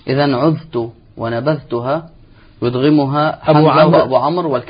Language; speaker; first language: Arabic; native; Arabic